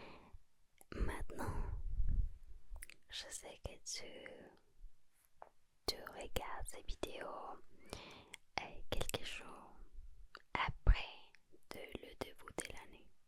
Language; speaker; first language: French; non-native, learner; Spanish